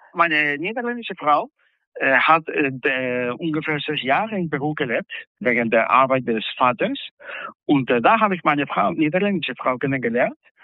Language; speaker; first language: German; non-native, fluent; Spanish